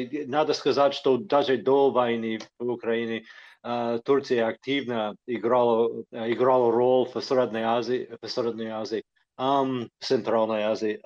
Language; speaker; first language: Russian; non-native, fluent; English